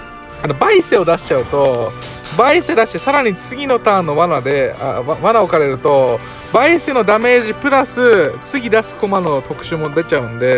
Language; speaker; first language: Japanese; native; Japanese